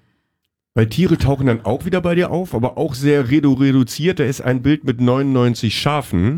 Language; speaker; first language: German; native; German